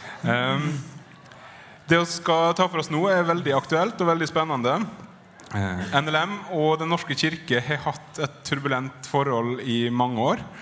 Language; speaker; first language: Norwegian; native; Norwegian